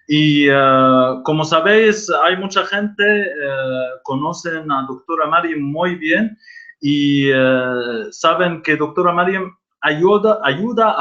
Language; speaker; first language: Spanish; non-native, fluent; Arabic